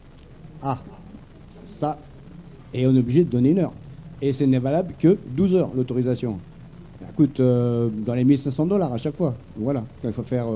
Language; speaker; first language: French; native; French